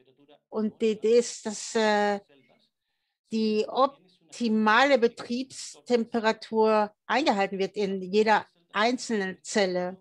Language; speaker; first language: German; early bilingual, heritage; German